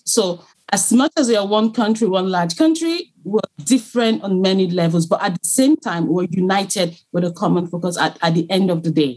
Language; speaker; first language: English; non-native, local second language; Igbo